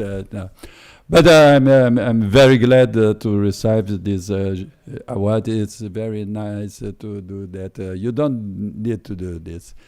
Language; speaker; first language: English; non-native, fluent; Portuguese